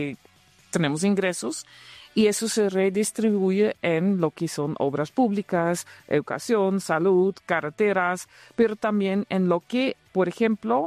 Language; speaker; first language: Spanish; non-native, fluent; Dutch